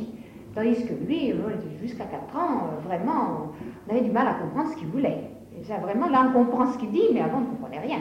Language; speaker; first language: French; native; French